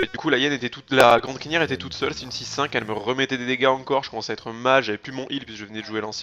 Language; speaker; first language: French; native; French